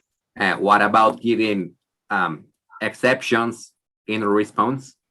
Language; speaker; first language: English; non-native, learner; Spanish